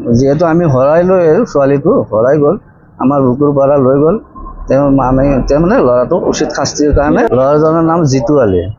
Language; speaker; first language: Assamese; native; Assamese